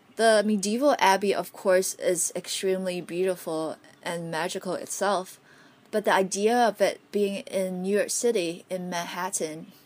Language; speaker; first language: English; non-native, local second language; Cantonese